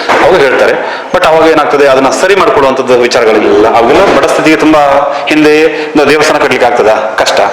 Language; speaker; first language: Kannada; native; Kannada